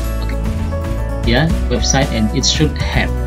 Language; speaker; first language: English; non-native, learner; Indonesian